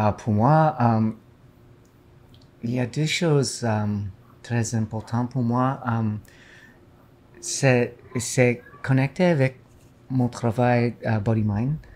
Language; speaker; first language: French; non-native, learner; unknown